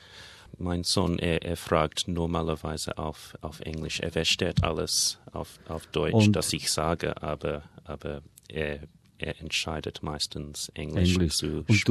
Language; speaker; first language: German; non-native, learner; English